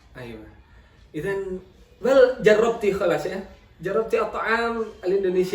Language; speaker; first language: Arabic; non-native, learner; Indonesian